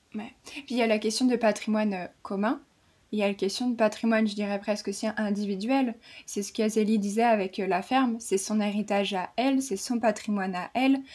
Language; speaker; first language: French; native; French